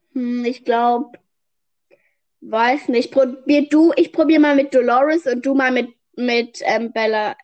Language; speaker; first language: German; native; German